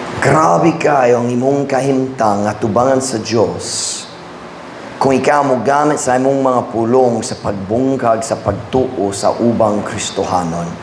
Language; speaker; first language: Cebuano; non-native, fluent; English